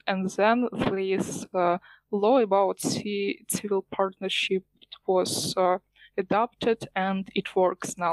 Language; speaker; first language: English; non-native, learner; Ukrainian